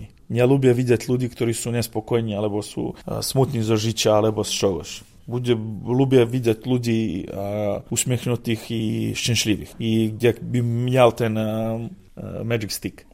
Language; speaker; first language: Polish; non-native, fluent; Serbian